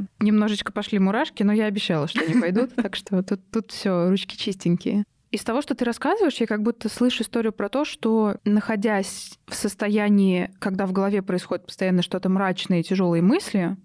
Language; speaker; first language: Russian; native; Russian